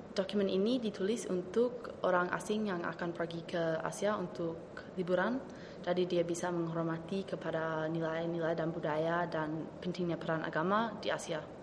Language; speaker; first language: Indonesian; early bilingual, heritage; Indonesian